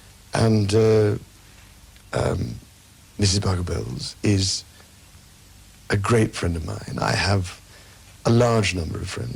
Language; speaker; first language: English; native; English